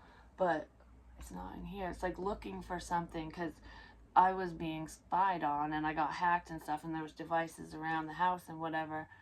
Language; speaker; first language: English; native; English